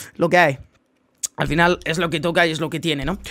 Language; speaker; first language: Spanish; native; Spanish